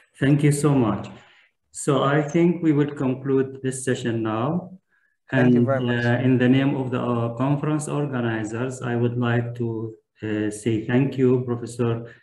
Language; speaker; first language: English; non-native, fluent; Turkish